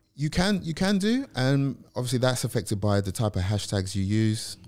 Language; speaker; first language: English; native; English